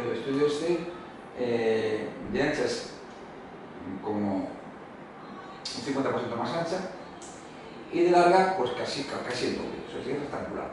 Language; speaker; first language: Spanish; native; Spanish